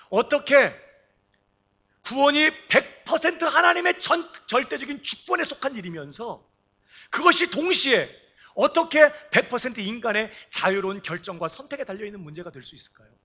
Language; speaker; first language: Korean; native; Korean